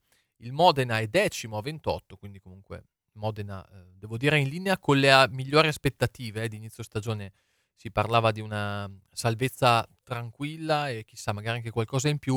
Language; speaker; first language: Italian; native; Italian